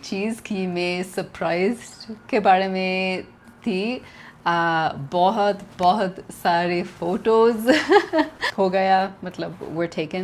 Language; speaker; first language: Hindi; non-native, learner; English